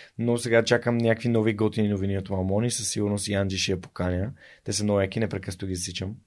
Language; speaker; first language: Bulgarian; native; Bulgarian